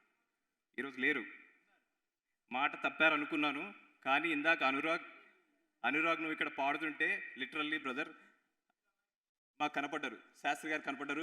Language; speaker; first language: Telugu; native; Telugu